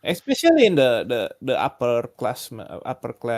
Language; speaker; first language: English; non-native, learner; Indonesian